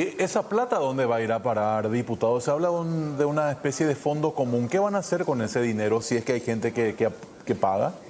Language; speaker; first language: Spanish; native; Spanish